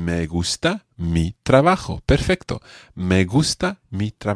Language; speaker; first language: Spanish; non-native, fluent; English